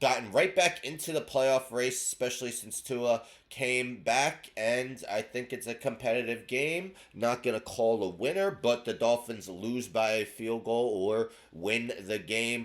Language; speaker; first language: English; native; English